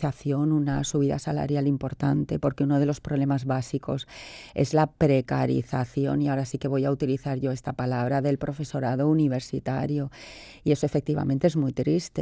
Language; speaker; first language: Spanish; native; Spanish